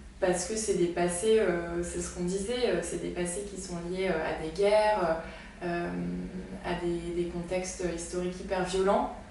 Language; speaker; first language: French; native; French